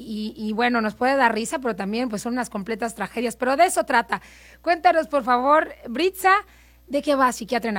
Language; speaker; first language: Spanish; native; Spanish